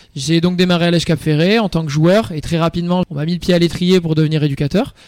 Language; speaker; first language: French; native; French